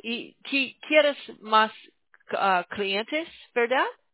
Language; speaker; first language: Spanish; non-native, learner; English